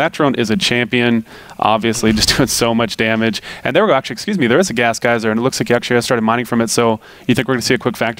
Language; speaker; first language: English; native; English